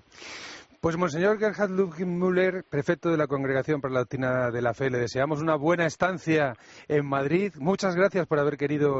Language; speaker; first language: Spanish; native; Spanish